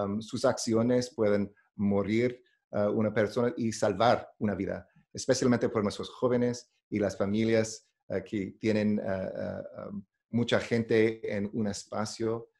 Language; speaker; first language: Spanish; non-native, learner; English